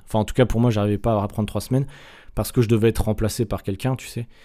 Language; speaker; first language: French; native; French